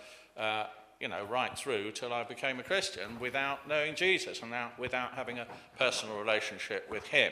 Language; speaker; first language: English; native; English